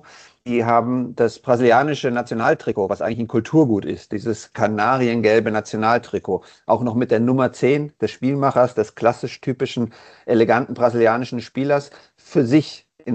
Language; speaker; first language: German; native; German